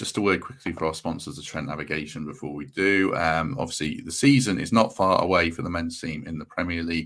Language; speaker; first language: English; native; English